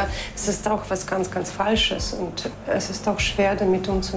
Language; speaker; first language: German; non-native, fluent; Ukrainian